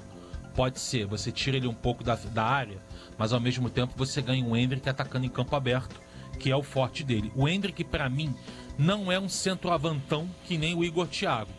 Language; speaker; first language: Portuguese; native; Portuguese